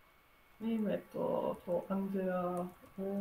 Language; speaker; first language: Japanese; non-native, learner; German